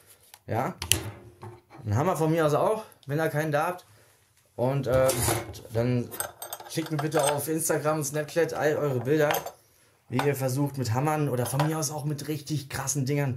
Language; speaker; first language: German; native; German